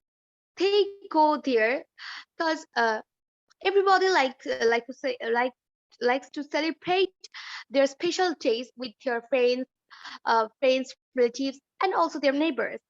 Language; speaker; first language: English; non-native, learner; Bangla